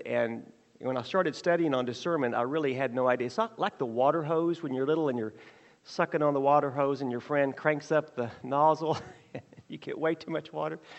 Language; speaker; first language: English; native; English